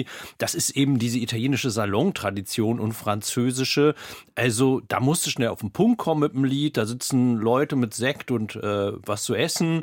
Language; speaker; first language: German; native; German